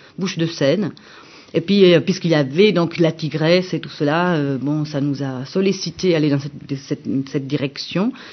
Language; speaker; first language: French; non-native, fluent; Italian